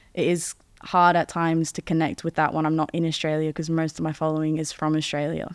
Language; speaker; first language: English; native; English